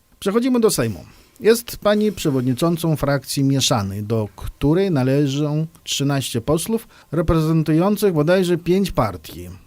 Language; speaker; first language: Polish; native; Polish